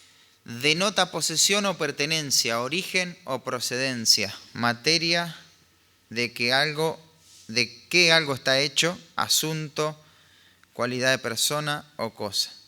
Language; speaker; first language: Spanish; native; Spanish